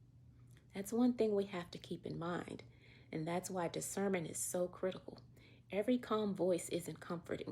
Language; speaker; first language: English; native; English